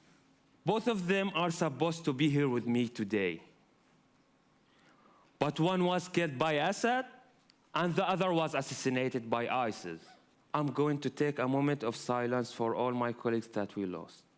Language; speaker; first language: English; non-native, fluent; Arabic